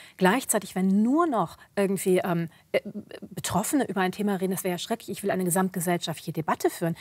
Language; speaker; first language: German; early bilingual, other home language; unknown